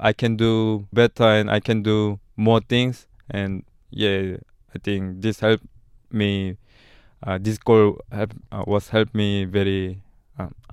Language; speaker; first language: English; non-native, learner; Korean